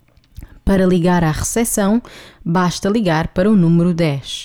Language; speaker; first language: Portuguese; non-native, fluent; English